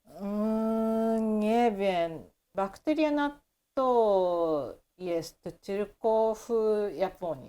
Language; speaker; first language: Polish; non-native, learner; Japanese